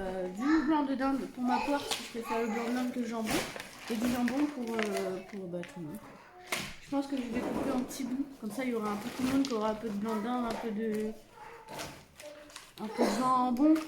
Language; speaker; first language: French; native; French